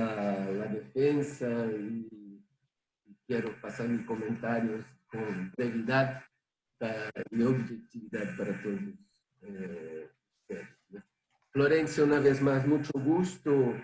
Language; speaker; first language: Spanish; non-native, fluent; Portuguese